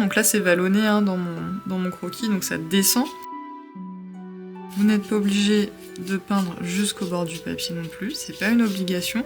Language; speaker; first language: French; native; French